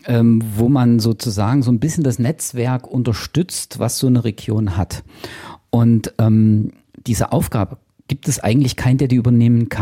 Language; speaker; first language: German; native; German